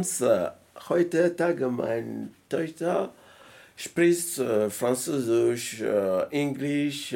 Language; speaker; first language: German; non-native, learner; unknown